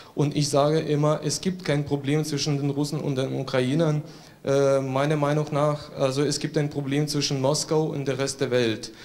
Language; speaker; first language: German; non-native, fluent; Russian